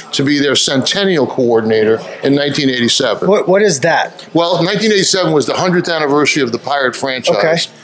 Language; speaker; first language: English; native; English